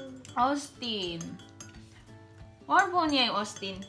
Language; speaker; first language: Dutch; non-native, learner; Filipino